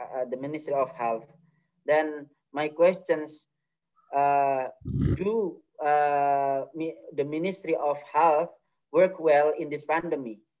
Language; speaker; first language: English; non-native, fluent; Indonesian